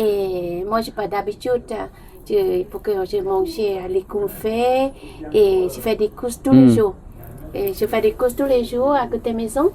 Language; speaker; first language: French; non-native, learner; Thai